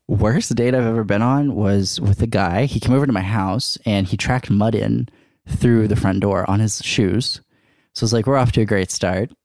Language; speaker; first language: English; native; English